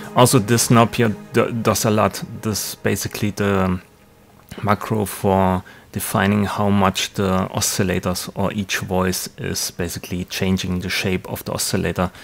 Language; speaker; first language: English; non-native, fluent; German